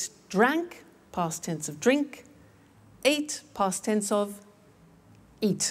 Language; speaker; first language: English; native; English